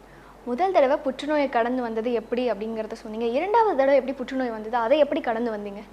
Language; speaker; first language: Tamil; native; Tamil